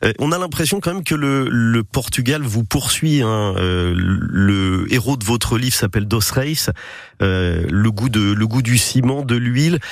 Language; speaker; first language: French; native; French